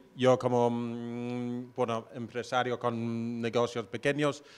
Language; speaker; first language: Spanish; non-native, fluent; English